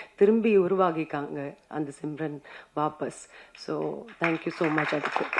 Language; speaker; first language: Tamil; non-native, fluent; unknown